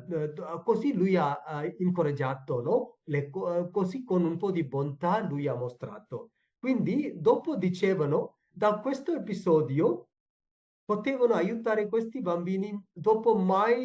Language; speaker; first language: Italian; non-native, fluent; Tamil